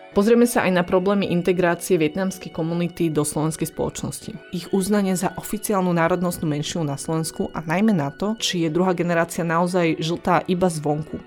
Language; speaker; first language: Slovak; early bilingual, other home language; Vietnamese